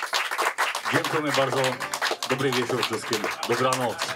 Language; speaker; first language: Polish; non-native, learner; Czech